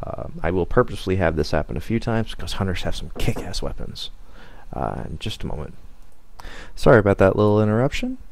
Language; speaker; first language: English; native; English